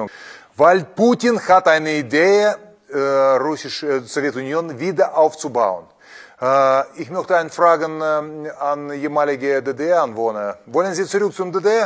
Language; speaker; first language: German; non-native, fluent; Russian